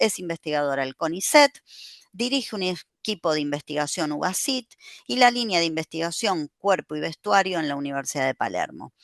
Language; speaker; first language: Spanish; native; Spanish